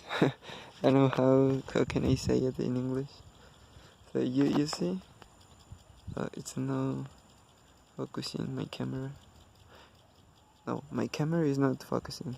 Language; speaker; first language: English; non-native, learner; Spanish